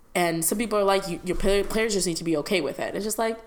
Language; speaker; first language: English; non-native, local second language; Malayalam